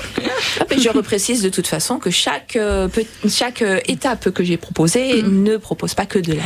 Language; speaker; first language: French; native; French